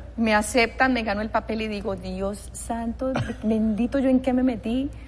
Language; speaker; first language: Spanish; native; Spanish